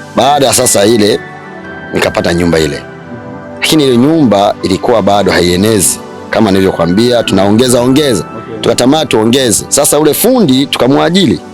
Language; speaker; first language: Swahili; non-native, local second language; Rundi